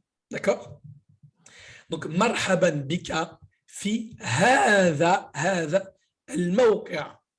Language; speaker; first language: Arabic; early bilingual, heritage; Arabic